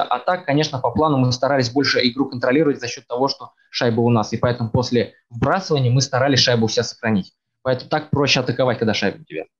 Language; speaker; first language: Russian; native; Russian